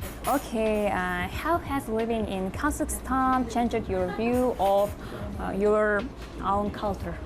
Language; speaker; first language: English; non-native, learner; Kazakh